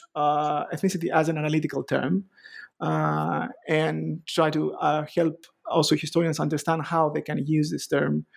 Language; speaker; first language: English; non-native, fluent; Greek